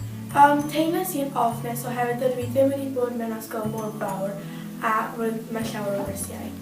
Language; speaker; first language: Welsh; non-native, local second language; English